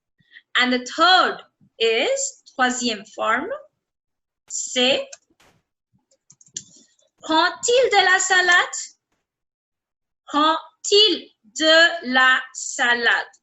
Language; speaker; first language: French; non-native, fluent; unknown